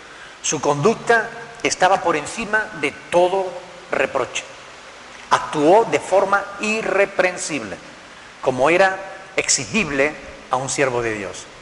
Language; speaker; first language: Spanish; native; Spanish